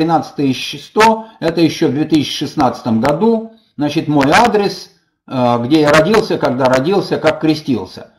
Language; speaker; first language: Russian; native; Russian